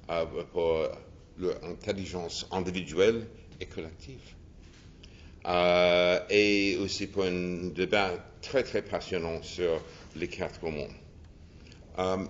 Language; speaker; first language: French; non-native, fluent; English